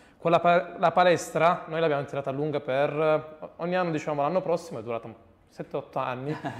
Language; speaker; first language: Italian; early bilingual, other home language; Arabic